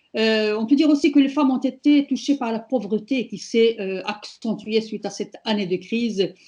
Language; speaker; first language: French; non-native, local second language; Berber languages